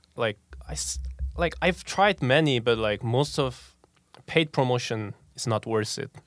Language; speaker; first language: English; non-native, fluent; Korean